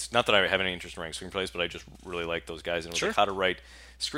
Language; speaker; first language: English; native; English